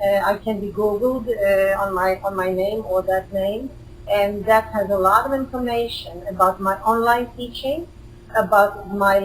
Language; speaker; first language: English; non-native, fluent; Hebrew